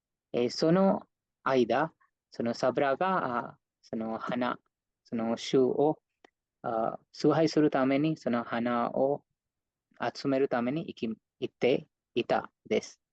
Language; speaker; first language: Japanese; non-native, fluent; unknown